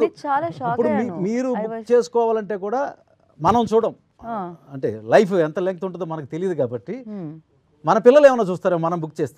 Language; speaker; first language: Telugu; native; Telugu